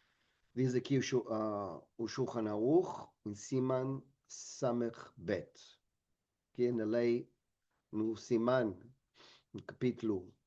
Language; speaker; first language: Portuguese; non-native, fluent; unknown